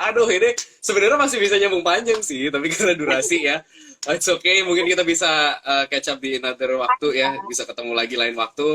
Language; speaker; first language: Indonesian; native; Indonesian